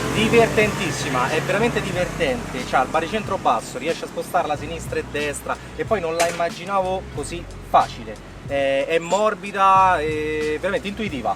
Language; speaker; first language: Italian; native; Italian